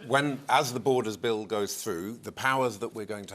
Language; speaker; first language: English; native; English